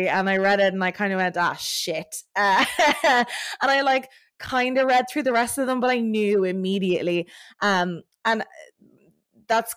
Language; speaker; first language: English; native; English